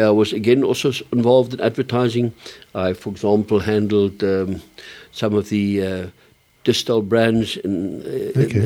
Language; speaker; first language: English; early bilingual, other home language; German